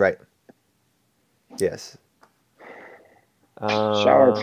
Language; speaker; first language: English; native; English